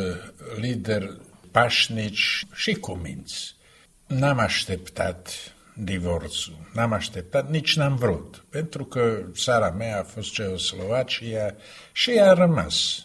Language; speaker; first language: Romanian; non-native, fluent; Slovak